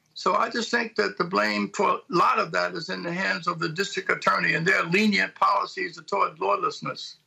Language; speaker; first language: English; native; English